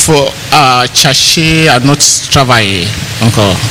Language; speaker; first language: French; non-native, learner; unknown